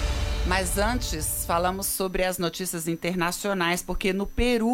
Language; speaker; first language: Portuguese; native; Portuguese